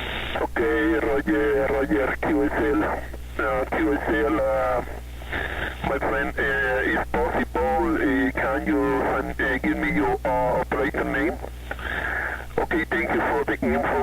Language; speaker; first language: English; non-native, learner; Spanish